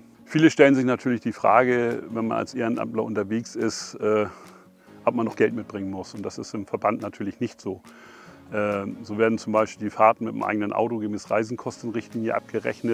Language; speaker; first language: German; native; German